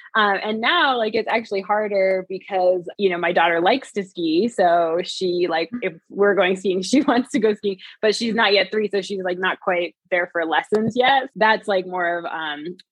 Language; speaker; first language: English; native; English